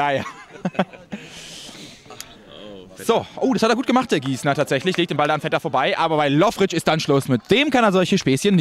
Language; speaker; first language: German; native; German